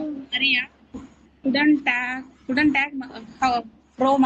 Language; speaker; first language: German; non-native, learner; Tamil